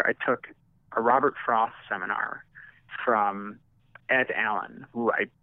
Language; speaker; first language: English; native; English